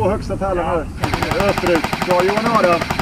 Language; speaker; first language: Swedish; native; Swedish